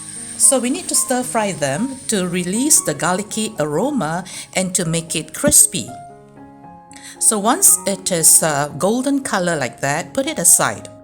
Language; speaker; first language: English; native; English